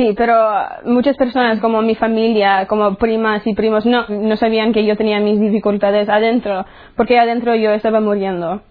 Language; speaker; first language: Spanish; early bilingual, heritage; English